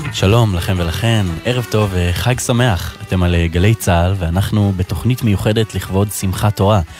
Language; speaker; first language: Hebrew; native; Hebrew